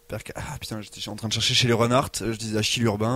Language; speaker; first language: French; native; French